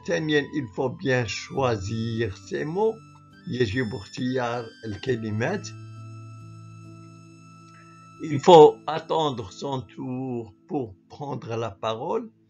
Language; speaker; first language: French; non-native, fluent; Arabic